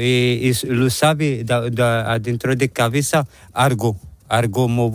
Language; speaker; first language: Spanish; non-native, learner; Arabic